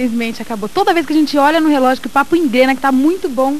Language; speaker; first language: Portuguese; native; Portuguese